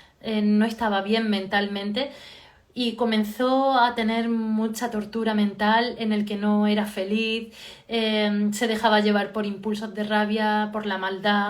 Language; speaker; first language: Spanish; native; Spanish